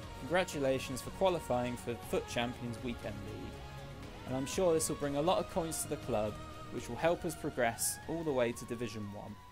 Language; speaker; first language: English; native; English